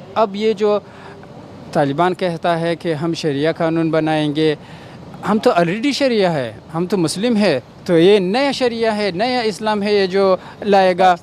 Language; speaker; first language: Hindi; non-native, learner; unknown